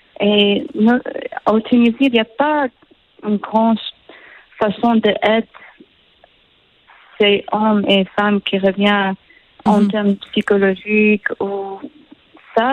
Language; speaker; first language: French; non-native, learner; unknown